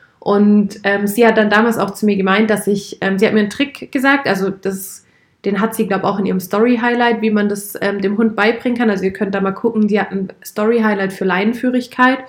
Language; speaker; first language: German; native; German